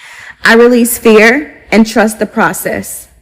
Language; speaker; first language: English; native; English